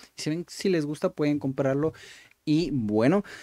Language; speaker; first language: Spanish; native; Spanish